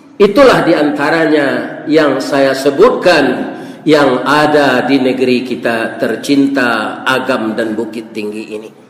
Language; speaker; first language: Malay; non-native, local second language; Minangkabau